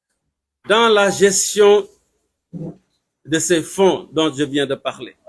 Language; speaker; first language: French; non-native, local second language; Wolof